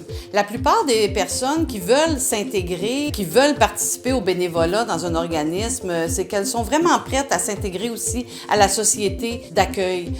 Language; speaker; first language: French; native; French